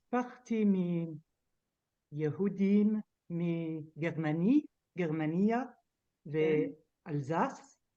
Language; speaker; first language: Hebrew; non-native, learner; French